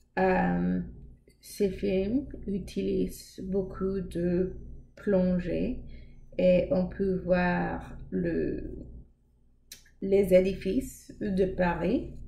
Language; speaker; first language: French; non-native, learner; English